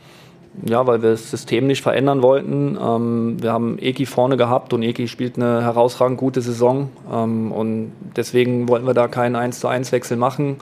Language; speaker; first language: German; native; German